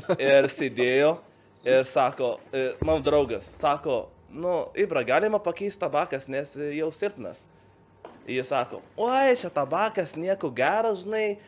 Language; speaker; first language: Lithuanian; non-native, learner; Arabic